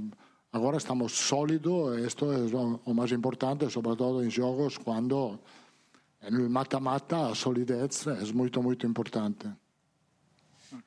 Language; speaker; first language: Portuguese; non-native, learner; Italian